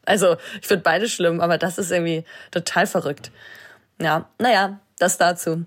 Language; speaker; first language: German; native; German